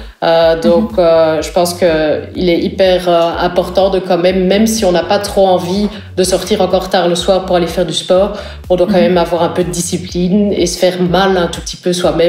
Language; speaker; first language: French; non-native, local second language; Dutch